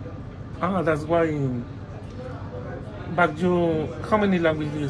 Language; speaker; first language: English; non-native, learner; Spanish